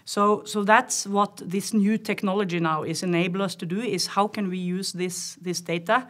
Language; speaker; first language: English; non-native, fluent; Norwegian